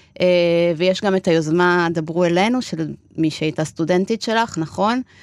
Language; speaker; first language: Hebrew; non-native, fluent; Spanish